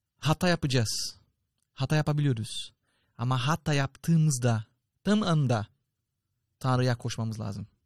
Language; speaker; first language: Turkish; non-native, fluent; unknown